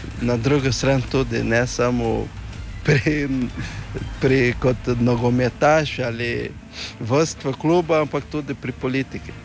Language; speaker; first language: Slovenian; non-native, learner; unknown